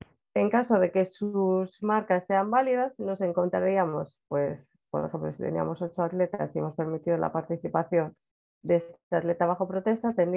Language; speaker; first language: Spanish; native; Spanish